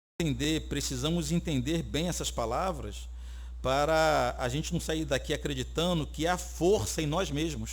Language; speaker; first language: Portuguese; native; Portuguese